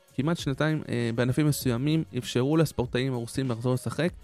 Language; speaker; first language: Hebrew; native; Hebrew